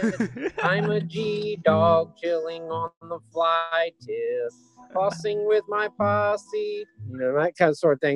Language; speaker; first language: English; native; English